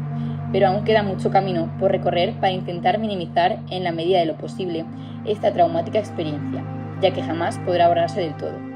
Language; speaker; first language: Spanish; native; Spanish